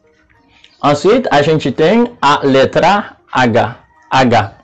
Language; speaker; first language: Portuguese; non-native, learner; Haitian Creole